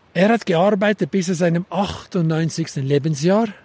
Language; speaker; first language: German; native; German